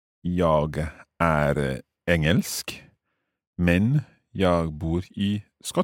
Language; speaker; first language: Swedish; non-native, learner; English